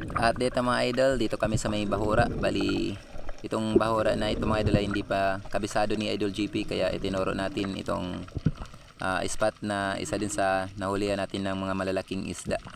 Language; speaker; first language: Filipino; non-native, local second language; Waray